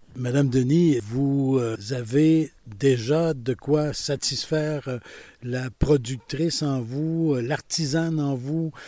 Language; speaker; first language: French; native; French